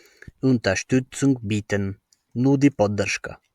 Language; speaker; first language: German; non-native, fluent; Macedonian